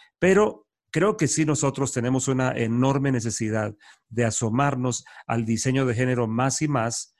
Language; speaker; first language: Spanish; native; Spanish